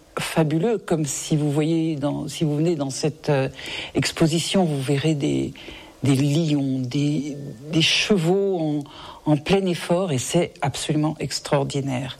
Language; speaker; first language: French; native; French